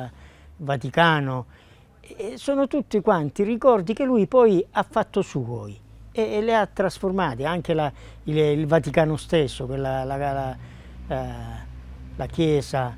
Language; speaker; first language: Italian; native; Italian